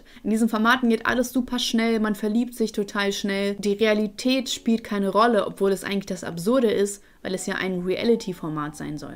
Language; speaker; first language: German; native; German